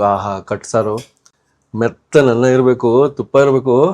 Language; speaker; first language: Kannada; native; Kannada